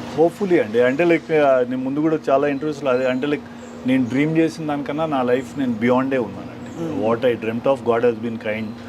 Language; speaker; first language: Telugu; native; Telugu